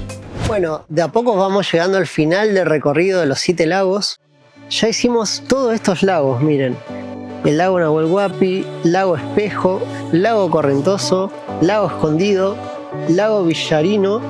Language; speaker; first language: Spanish; native; Spanish